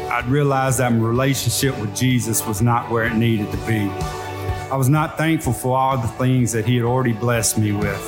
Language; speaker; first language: English; native; English